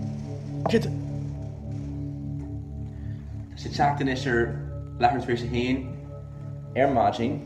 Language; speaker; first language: Irish; non-native, local second language; English